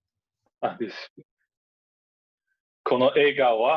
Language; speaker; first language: Japanese; non-native, learner; English